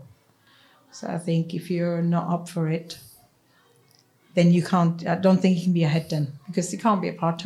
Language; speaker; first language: English; non-native, fluent; Swiss German